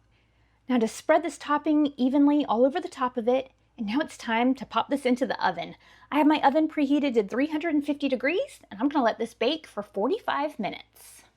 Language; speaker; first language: English; native; English